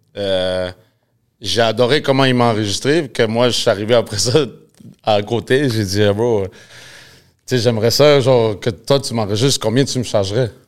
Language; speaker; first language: French; early bilingual, other home language; Spanish